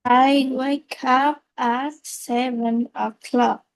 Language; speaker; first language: English; non-native, learner; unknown